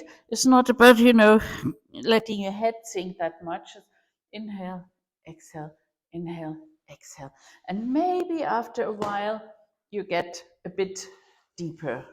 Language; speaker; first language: English; non-native, fluent; German